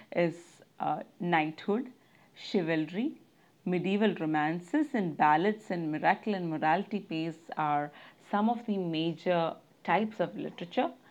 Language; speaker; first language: English; non-native, local second language; Malayalam